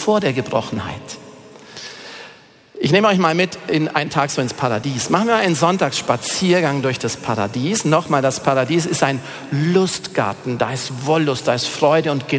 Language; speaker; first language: German; native; German